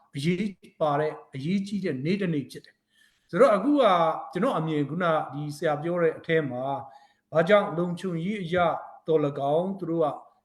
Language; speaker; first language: Burmese; non-native, local second language; Hakha Chin